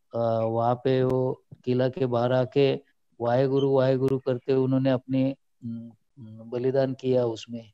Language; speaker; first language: Hindi; non-native, local second language; Marathi